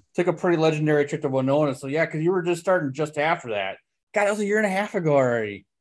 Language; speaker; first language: English; native; English